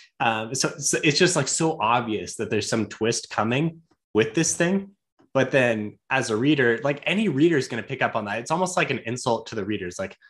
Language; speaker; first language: English; native; English